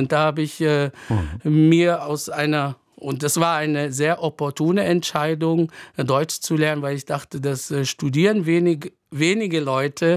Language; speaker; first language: German; non-native, fluent; Arabic